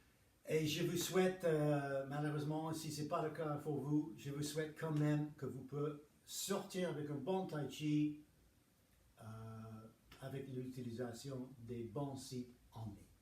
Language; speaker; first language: French; non-native, fluent; English